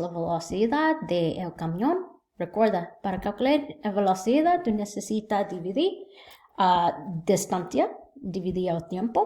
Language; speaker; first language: Spanish; non-native, learner; English